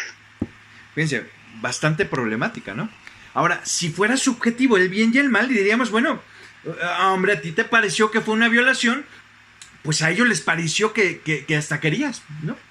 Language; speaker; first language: Spanish; native; Spanish